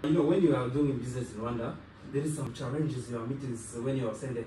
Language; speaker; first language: English; non-native, local second language; Kinyarwanda